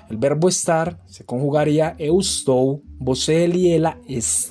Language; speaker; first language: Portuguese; non-native, fluent; Spanish